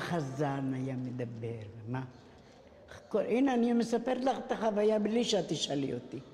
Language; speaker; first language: Hebrew; non-native, fluent; Spanish